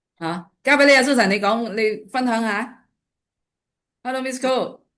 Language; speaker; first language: Cantonese; native; Cantonese